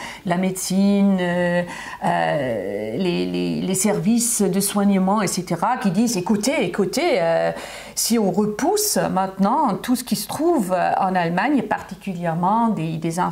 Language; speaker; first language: French; non-native, fluent; German